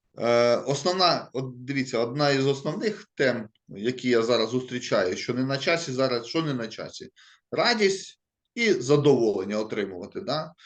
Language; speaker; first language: Ukrainian; non-native, local second language; Russian